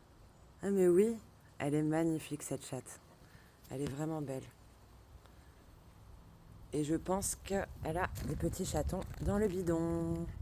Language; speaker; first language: French; native; French